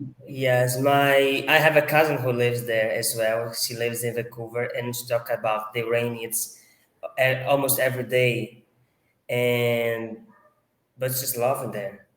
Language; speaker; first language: English; non-native, fluent; Portuguese